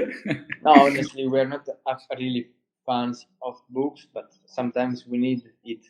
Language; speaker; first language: English; non-native, learner; Romanian